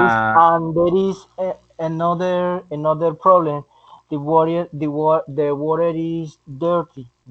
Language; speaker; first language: English; non-native, learner; Spanish